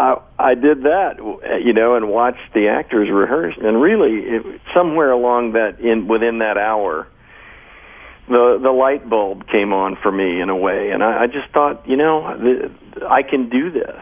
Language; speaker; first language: English; native; English